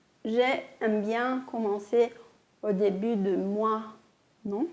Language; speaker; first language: French; non-native, fluent; Portuguese